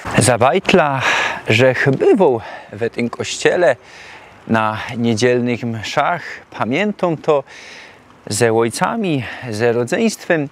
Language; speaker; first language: Polish; non-native, local second language; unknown